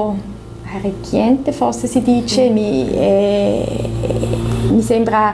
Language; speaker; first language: Italian; non-native, local second language; German